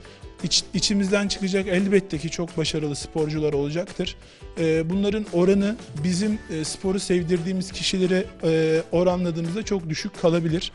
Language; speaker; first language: Turkish; native; Turkish